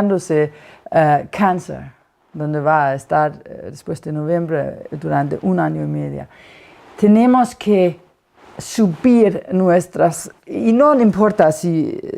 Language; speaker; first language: Spanish; non-native, fluent; Danish